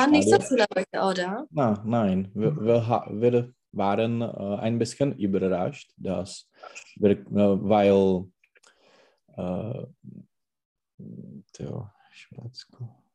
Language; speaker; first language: German; non-native, learner; Czech